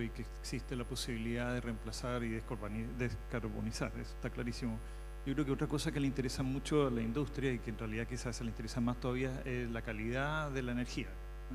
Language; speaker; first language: Spanish; native; Spanish